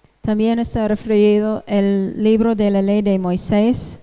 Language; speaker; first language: Spanish; non-native, fluent; English